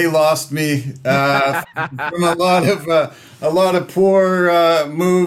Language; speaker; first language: English; native; English